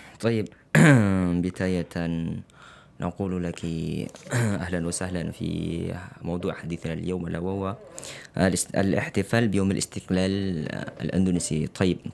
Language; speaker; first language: Arabic; non-native, fluent; Indonesian